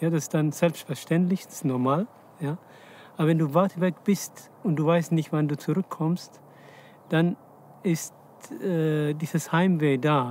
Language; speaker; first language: German; non-native, fluent; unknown